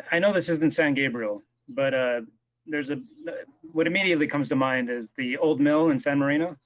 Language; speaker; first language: English; native; English